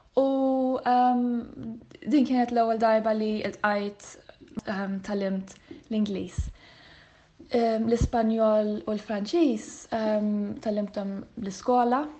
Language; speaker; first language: Maltese; non-native, fluent; Swedish